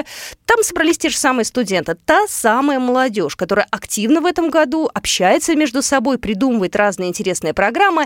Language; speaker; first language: Russian; native; Russian